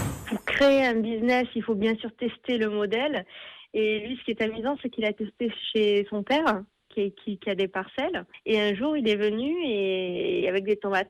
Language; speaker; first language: French; native; French